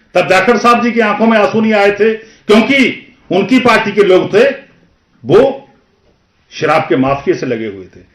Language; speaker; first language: Hindi; non-native, local second language; Punjabi